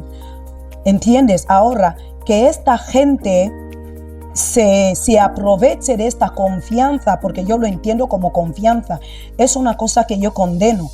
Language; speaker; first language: Spanish; non-native, local second language; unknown